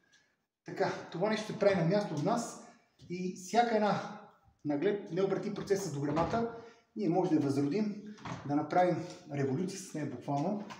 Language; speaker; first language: Bulgarian; native; Bulgarian